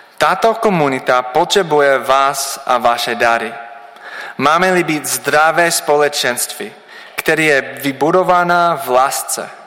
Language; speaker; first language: Czech; non-native, learner; English